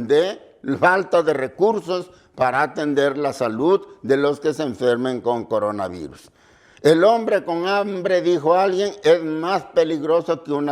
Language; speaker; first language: Spanish; native; Spanish